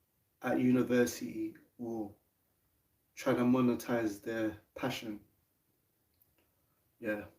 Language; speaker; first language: English; native; English